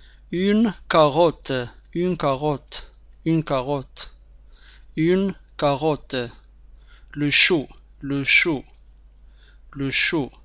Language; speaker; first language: French; non-native, fluent; Arabic